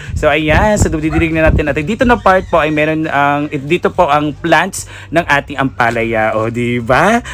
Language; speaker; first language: Filipino; non-native, local second language; Cebuano